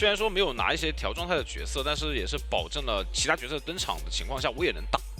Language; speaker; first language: Chinese; native; Chinese